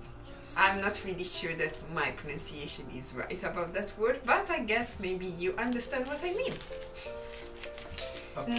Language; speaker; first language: English; non-native, fluent; Italian